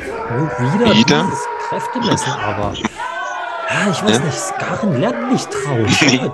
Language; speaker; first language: German; native; German